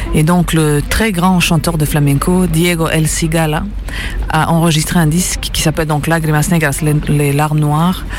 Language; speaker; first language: French; early bilingual, other home language; Serbian